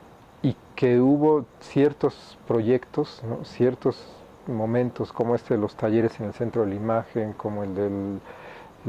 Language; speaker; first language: Spanish; native; Spanish